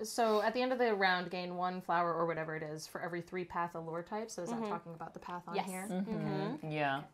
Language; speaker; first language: English; native; English